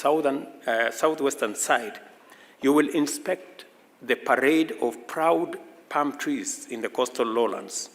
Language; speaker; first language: English; non-native, local second language; Swahili